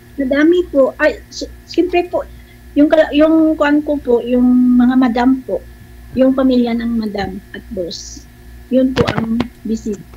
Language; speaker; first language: Filipino; non-native, local second language; Hiligaynon